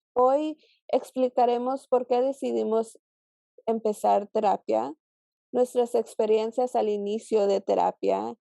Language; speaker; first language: Spanish; early bilingual, heritage; Spanish